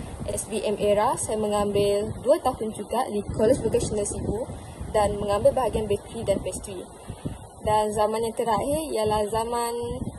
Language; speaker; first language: Malay; native; Malay